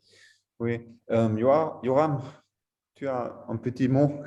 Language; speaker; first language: French; non-native, learner; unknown